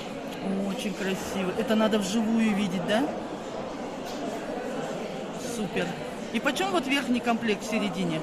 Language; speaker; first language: Russian; non-native, local second language; Kazakh